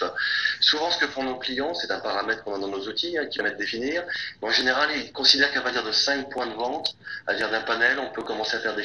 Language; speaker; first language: French; native; French